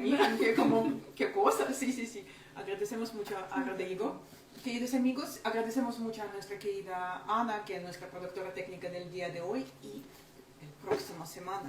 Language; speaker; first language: Spanish; non-native, fluent; Ukrainian